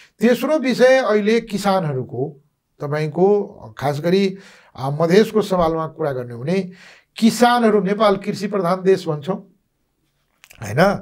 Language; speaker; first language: Nepali; non-native, local second language; Maithili